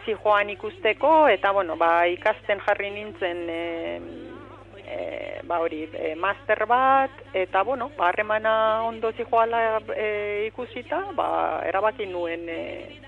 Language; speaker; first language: Basque; non-native, fluent; Romanian